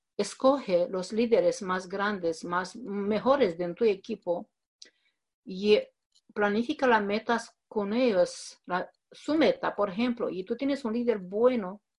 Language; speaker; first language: Spanish; non-native, fluent; Romanian